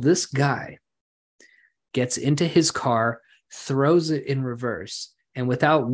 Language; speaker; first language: English; native; English